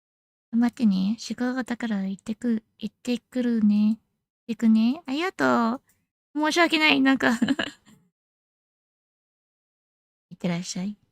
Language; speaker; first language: Japanese; non-native, learner; English